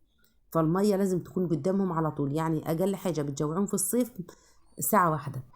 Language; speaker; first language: Arabic; native; Arabic